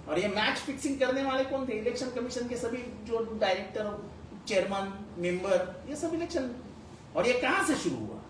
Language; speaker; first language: Hindi; non-native, local second language; Marathi